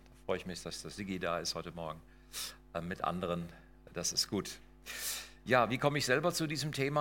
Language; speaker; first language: German; native; German